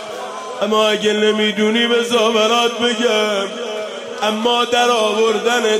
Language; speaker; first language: Persian; native; Persian